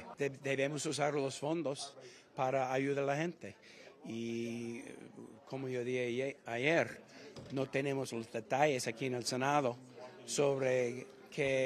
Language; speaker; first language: Spanish; non-native, fluent; English